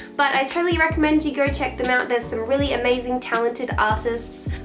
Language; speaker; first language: English; native; English